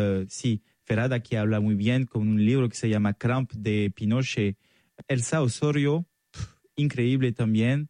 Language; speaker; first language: Spanish; non-native, fluent; French